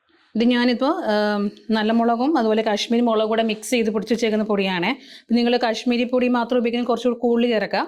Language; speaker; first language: Malayalam; native; Malayalam